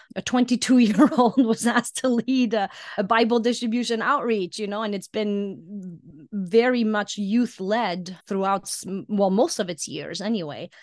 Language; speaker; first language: English; early bilingual, heritage; Icelandic